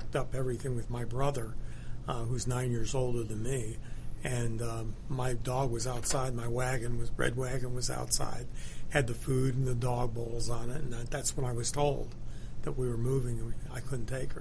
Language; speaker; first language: English; native; English